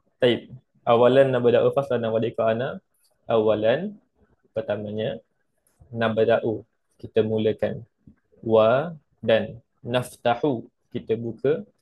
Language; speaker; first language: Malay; native; Malay